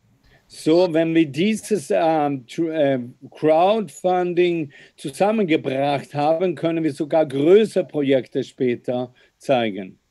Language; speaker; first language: German; non-native, fluent; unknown